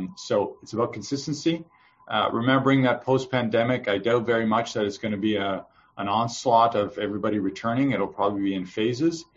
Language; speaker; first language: English; native; English